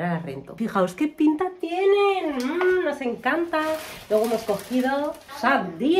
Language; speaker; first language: Spanish; native; Spanish